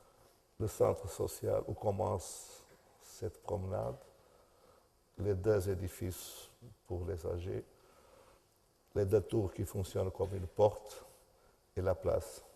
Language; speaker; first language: French; non-native, fluent; Portuguese